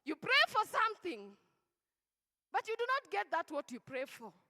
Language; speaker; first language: English; non-native, local second language; Swahili